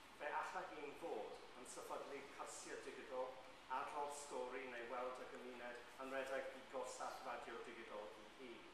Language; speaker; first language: Welsh; non-native, local second language; English